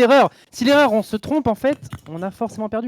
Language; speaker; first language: French; native; French